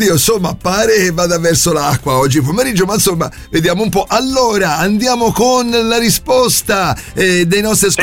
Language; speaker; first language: Italian; native; Italian